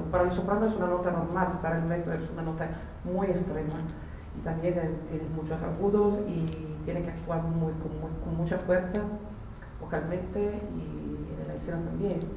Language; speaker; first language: Spanish; non-native, fluent; Italian